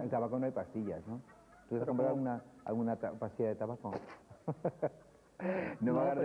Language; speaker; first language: Spanish; native; Spanish